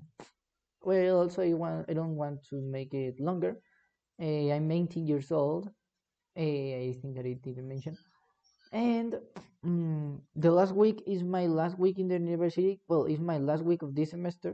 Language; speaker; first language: English; non-native, learner; Spanish